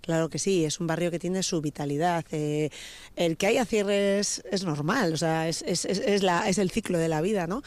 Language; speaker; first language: Spanish; native; Spanish